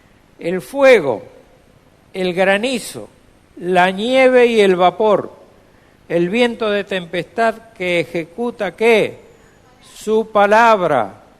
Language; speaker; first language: Spanish; native; Spanish